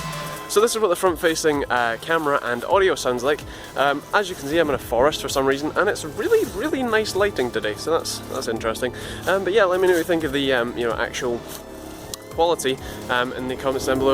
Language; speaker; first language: English; native; English